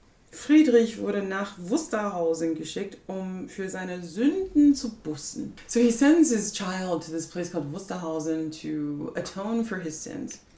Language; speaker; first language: German; non-native, fluent; English